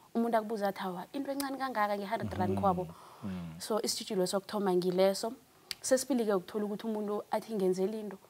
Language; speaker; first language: Zulu; non-native, local second language; South Ndebele